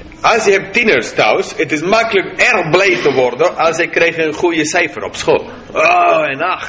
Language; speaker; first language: Dutch; non-native, fluent; English